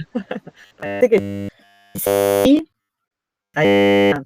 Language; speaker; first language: Spanish; native; Spanish